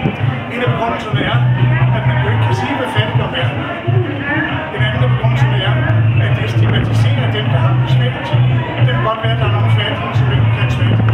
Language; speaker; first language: Danish; native; Danish